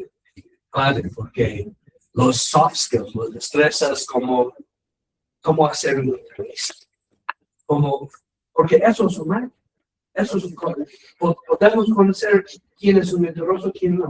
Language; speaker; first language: Spanish; non-native, learner; English